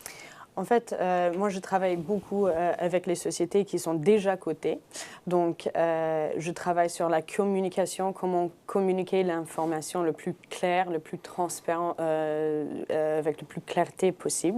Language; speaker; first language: French; non-native, fluent; English